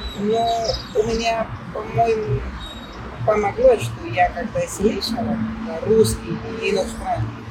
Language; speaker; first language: Russian; non-native, fluent; Spanish